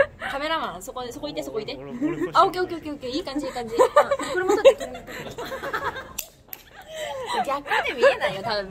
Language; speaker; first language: Korean; early bilingual, heritage; Korean